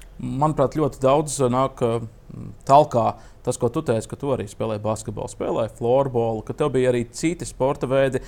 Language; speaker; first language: Latvian; native; Latvian